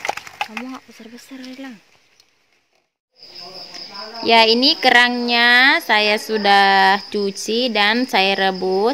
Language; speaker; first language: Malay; non-native, local second language; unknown